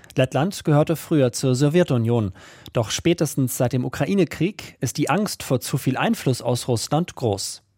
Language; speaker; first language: German; native; German